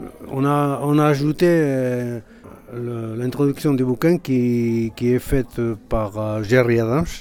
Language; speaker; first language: French; non-native, fluent; Basque